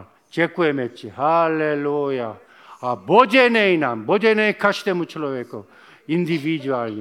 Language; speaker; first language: Czech; non-native, fluent; Korean